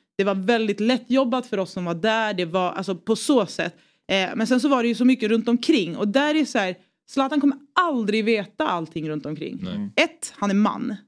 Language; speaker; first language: Swedish; early bilingual, other home language; Persian